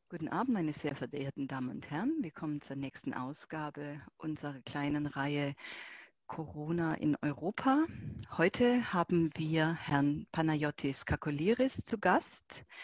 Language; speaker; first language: German; native; German